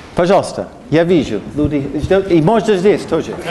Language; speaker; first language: Russian; non-native, learner; English